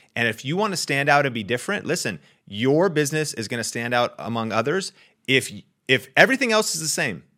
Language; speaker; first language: English; native; English